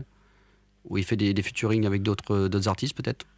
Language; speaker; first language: French; native; French